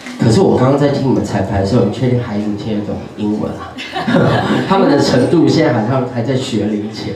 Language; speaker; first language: Chinese; native; Chinese